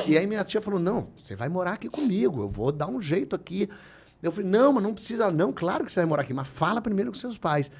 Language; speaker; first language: Portuguese; native; Portuguese